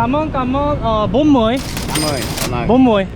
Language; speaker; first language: Vietnamese; non-native, learner; Korean